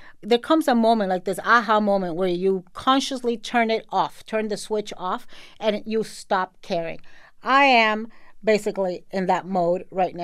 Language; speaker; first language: English; native; English